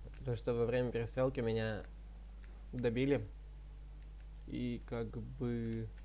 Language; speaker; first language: Russian; native; Russian